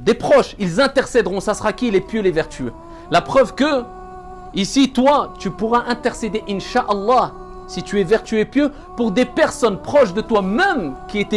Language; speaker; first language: French; native; French